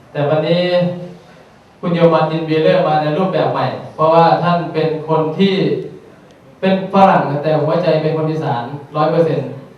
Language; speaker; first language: Thai; native; Thai